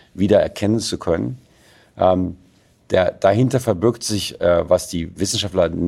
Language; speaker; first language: German; native; German